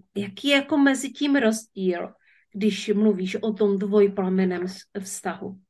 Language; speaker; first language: Czech; native; Czech